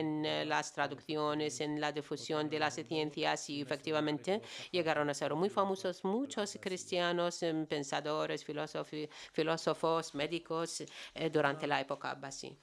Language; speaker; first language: Spanish; non-native, fluent; Arabic